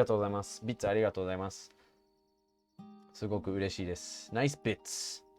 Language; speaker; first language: Japanese; non-native, fluent; English